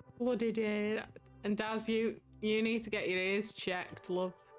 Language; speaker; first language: English; native; English